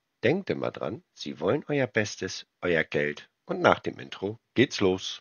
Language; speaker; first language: German; native; German